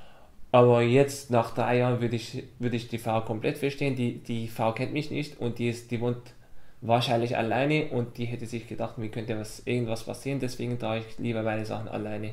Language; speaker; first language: German; non-native, fluent; Arabic